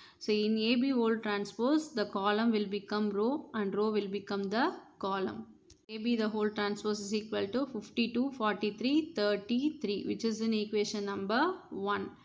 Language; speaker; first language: English; non-native, local second language; Tamil